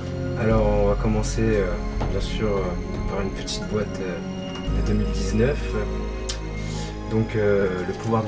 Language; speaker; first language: French; native; French